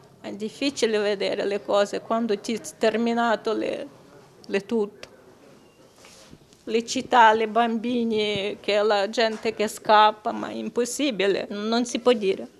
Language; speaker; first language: Italian; non-native, learner; Ukrainian